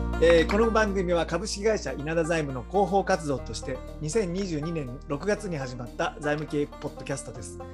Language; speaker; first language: Japanese; native; Japanese